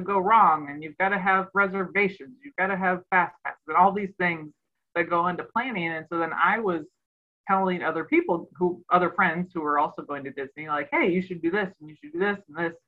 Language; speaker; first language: English; native; English